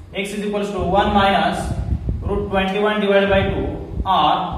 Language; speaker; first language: English; non-native, local second language; Marathi